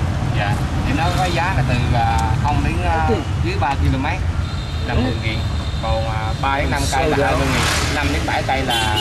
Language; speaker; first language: Vietnamese; native; Vietnamese